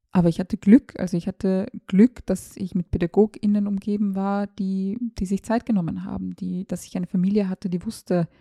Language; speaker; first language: German; early bilingual, other home language; Serbian